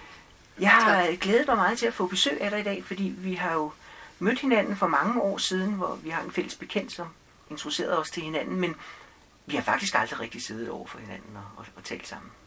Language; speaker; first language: Danish; native; Danish